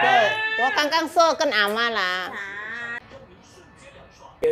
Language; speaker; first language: Chinese; non-native, learner; Indonesian